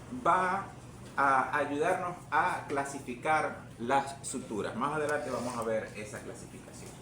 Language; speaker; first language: Spanish; native; Spanish